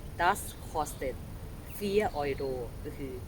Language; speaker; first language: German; non-native, learner; Thai